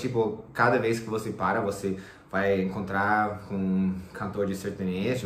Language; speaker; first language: Portuguese; non-native, fluent; English